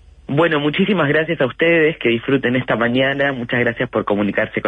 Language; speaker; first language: Spanish; native; Spanish